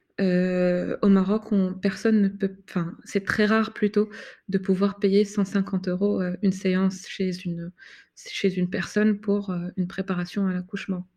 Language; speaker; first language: French; non-native, fluent; Arabic